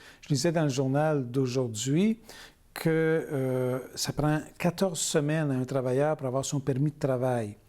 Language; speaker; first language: French; native; French